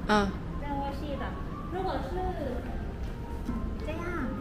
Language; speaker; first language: Chinese; non-native, learner; Thai